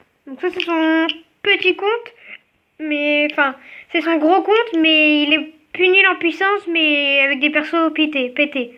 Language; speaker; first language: French; native; French